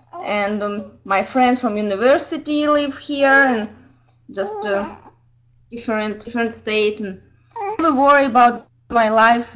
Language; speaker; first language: English; non-native, learner; Ukrainian